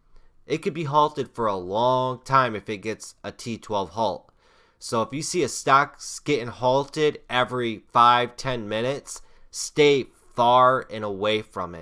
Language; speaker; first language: English; native; English